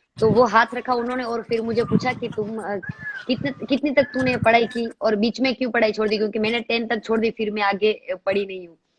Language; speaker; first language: Hindi; non-native, local second language; Gujarati